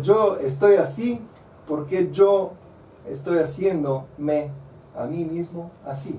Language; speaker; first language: Spanish; non-native, fluent; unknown